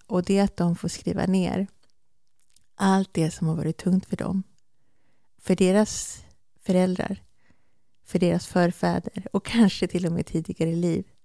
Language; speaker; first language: Swedish; early bilingual, other home language; Spanish